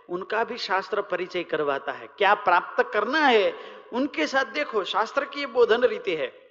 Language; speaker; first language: Hindi; non-native, local second language; Gujarati